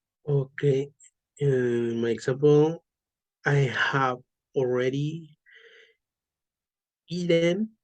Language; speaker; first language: English; non-native, learner; Spanish